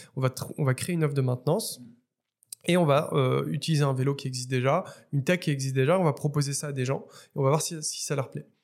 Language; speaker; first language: French; non-native, local second language; Arabic